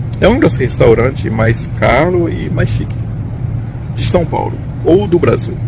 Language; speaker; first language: Portuguese; non-native, fluent; Haitian Creole